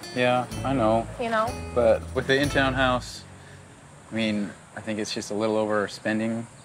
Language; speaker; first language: English; native; English